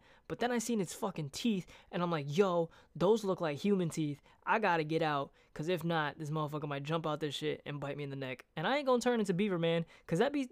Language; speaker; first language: English; native; English